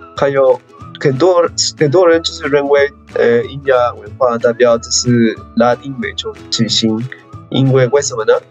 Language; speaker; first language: Chinese; non-native, fluent; Spanish